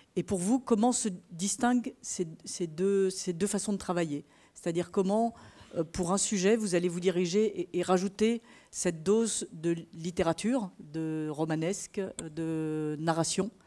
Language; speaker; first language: French; native; French